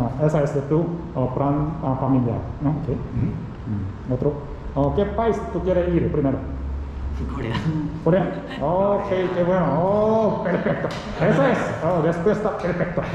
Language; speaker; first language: Spanish; non-native, learner; Korean